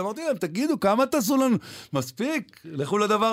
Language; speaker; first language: Hebrew; native; Hebrew